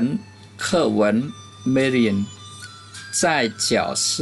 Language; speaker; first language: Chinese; non-native, fluent; Khmer